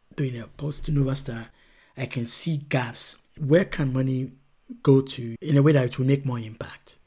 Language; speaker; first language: English; non-native, local second language; Yoruba